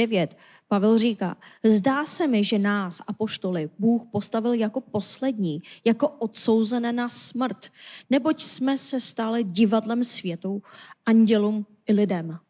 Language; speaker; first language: Czech; non-native, fluent; Korean